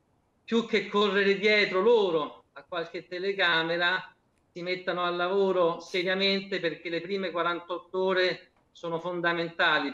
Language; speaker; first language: Italian; native; Italian